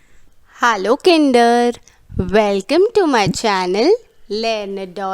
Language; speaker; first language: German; non-native, fluent; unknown